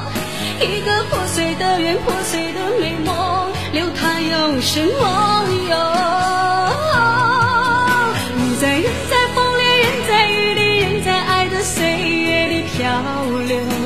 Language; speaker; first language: Chinese; native; Chinese